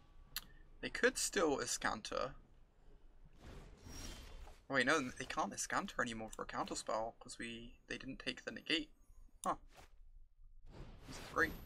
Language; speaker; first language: English; native; English